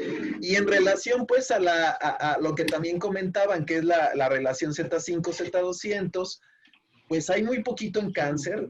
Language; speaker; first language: Spanish; native; Spanish